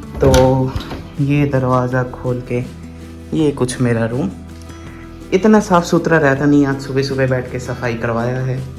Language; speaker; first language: Hindi; non-native, local second language; Bangla